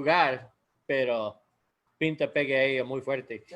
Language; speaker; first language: Spanish; non-native, learner; English